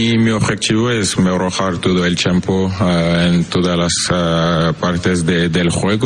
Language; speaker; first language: Spanish; non-native, fluent; French